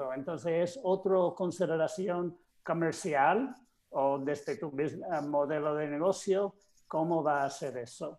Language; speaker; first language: Spanish; non-native, fluent; English